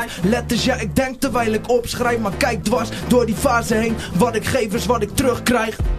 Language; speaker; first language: Dutch; native; Dutch